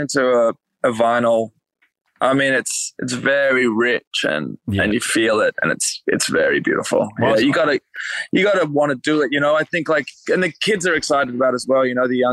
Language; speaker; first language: English; native; English